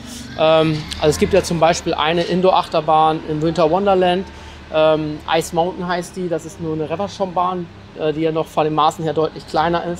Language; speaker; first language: German; native; German